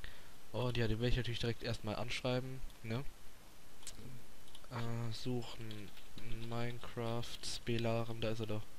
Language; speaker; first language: German; native; German